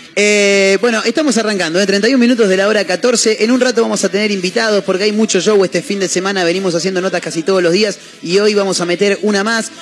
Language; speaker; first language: Spanish; native; Spanish